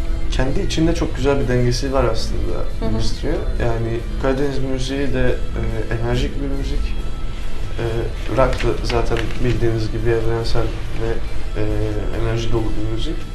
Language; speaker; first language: Turkish; non-native, local second language; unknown